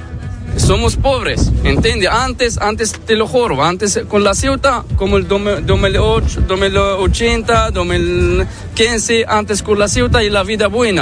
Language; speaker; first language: Spanish; non-native, learner; Arabic